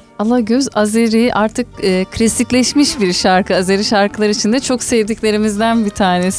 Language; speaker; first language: Turkish; native; Turkish